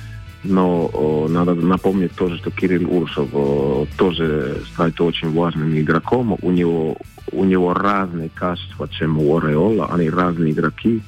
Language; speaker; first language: Russian; non-native, fluent; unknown